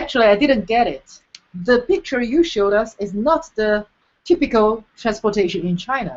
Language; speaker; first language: English; non-native, fluent; Chinese